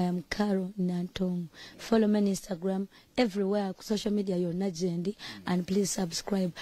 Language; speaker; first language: English; non-native, local second language; Ganda